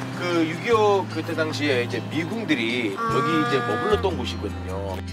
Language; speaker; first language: Korean; non-native, fluent; Akan